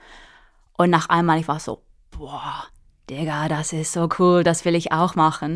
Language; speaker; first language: German; non-native, fluent; English